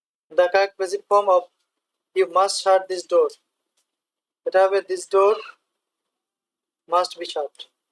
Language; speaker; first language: English; non-native, local second language; Bangla